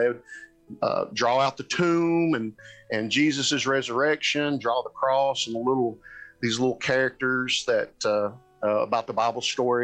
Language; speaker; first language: English; native; English